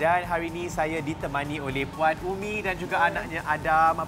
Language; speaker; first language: Malay; native; Malay